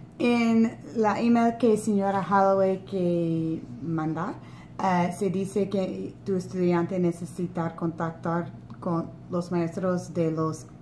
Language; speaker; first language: Spanish; non-native, learner; English